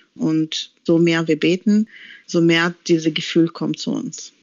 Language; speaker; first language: German; non-native, learner; Romanian